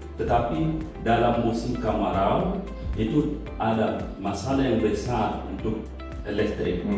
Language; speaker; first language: Indonesian; non-native, fluent; Swahili